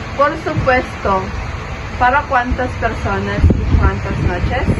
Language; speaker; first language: Spanish; non-native, learner; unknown